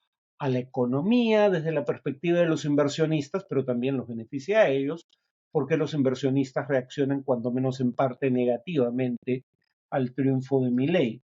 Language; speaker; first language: Spanish; native; Spanish